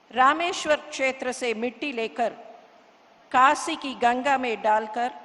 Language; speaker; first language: Hindi; non-native, local second language; Tamil